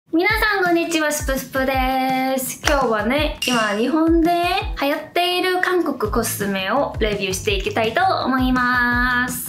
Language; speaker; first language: Japanese; non-native, fluent; Korean